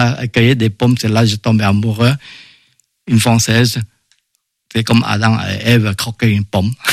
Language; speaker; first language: French; non-native, fluent; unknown